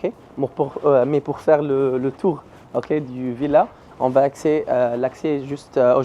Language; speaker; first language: French; non-native, learner; Arabic